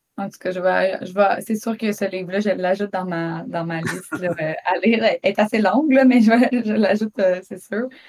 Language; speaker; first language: French; native; French